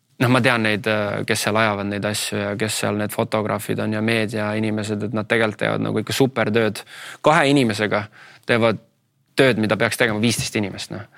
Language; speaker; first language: Estonian; native; Estonian